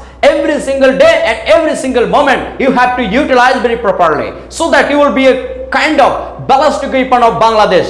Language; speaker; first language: English; non-native, local second language; Bangla